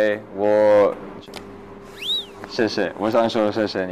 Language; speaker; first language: Chinese; non-native, learner; Japanese